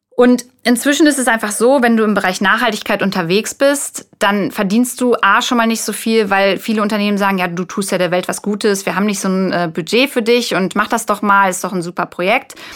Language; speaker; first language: German; native; German